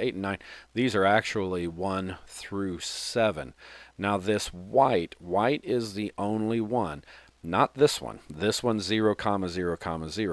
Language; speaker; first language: English; native; English